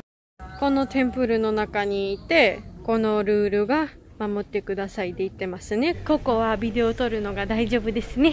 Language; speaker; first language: Japanese; non-native, learner; Georgian